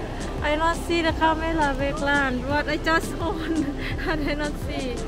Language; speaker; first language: English; non-native, learner; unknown